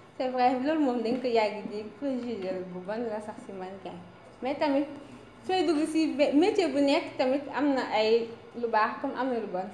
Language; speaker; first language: Wolof; native; Wolof